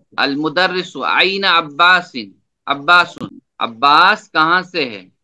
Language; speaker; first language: Urdu; native; Urdu